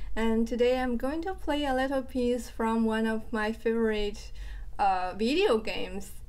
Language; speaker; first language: English; non-native, fluent; Chinese